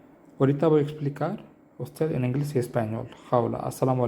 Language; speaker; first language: Spanish; non-native, learner; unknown